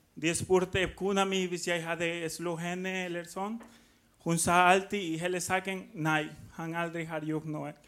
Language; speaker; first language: Norwegian; non-native, learner; Spanish